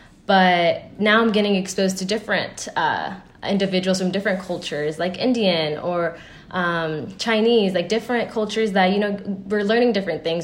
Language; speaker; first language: English; early bilingual, other home language; Spanish